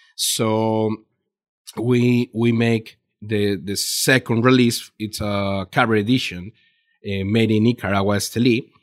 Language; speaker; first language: English; non-native, learner; Spanish